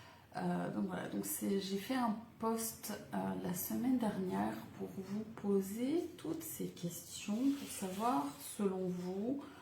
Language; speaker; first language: French; native; French